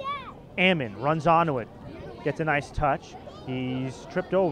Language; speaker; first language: English; native; English